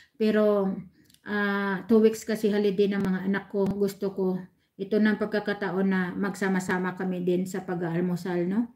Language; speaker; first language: Filipino; non-native, local second language; Hiligaynon